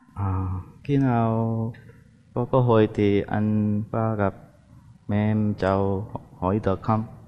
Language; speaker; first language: Vietnamese; non-native, fluent; Korean